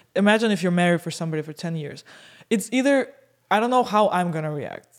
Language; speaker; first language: English; non-native, fluent; Russian